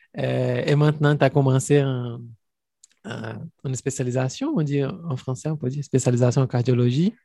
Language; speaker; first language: French; non-native, fluent; Portuguese